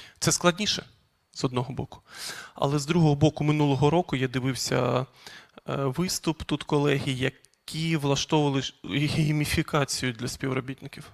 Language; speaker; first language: Ukrainian; non-native, local second language; Russian